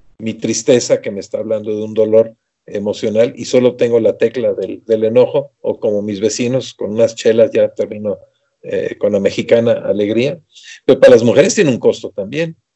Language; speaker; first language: Spanish; native; Spanish